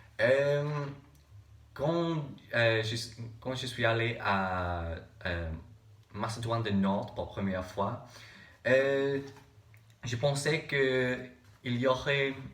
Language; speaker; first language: French; non-native, learner; English